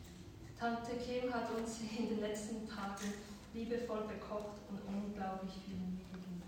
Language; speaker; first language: German; early bilingual, other home language; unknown